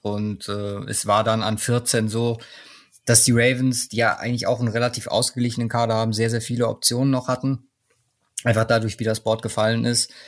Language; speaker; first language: German; native; German